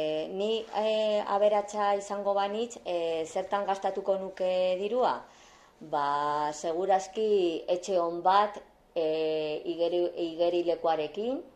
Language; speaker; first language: Basque; non-native, learner; Spanish